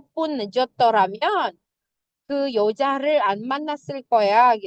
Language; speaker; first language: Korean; non-native, fluent; Indonesian